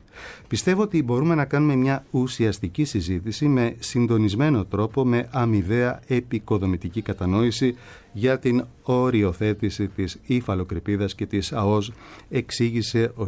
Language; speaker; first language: Greek; native; Greek